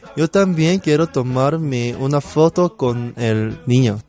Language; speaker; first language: Spanish; non-native, learner; Korean